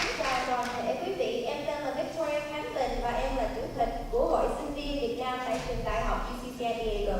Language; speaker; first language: Vietnamese; early bilingual, heritage; Vietnamese